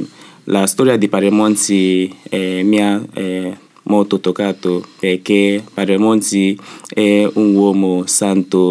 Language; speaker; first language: Italian; non-native, learner; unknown